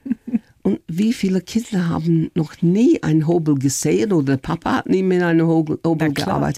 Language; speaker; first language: German; non-native, fluent; English